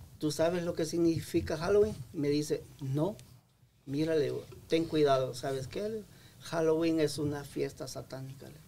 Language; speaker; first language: Spanish; native; Spanish